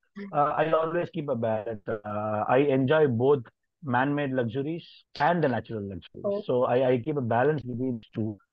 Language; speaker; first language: English; non-native, local second language; Tamil